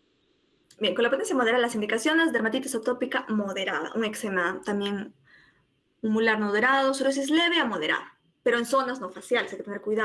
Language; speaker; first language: Spanish; native; Spanish